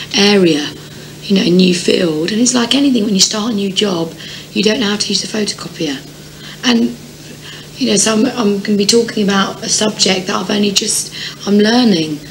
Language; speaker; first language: English; native; English